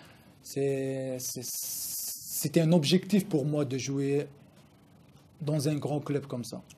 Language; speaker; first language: French; non-native, local second language; Arabic